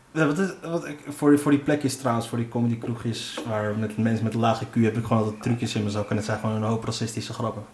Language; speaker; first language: Dutch; early bilingual, other home language; Riffian